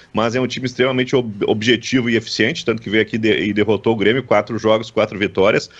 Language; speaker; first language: Portuguese; native; Portuguese